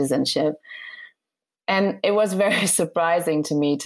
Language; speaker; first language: English; non-native, fluent; Serbian